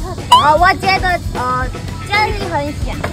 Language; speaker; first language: Chinese; non-native, learner; Korean